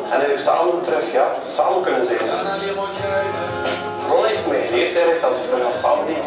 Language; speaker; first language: Dutch; native; Dutch